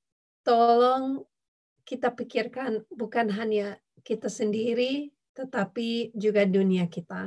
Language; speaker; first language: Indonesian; non-native, fluent; English